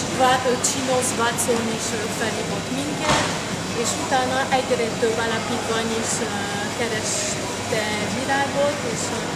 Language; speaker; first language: Hungarian; non-native, learner; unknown